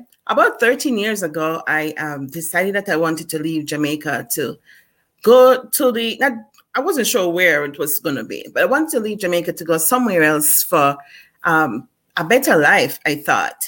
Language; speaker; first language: English; non-native, local second language; Jamaican Creole English